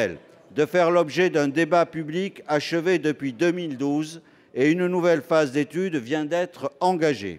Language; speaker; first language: French; native; French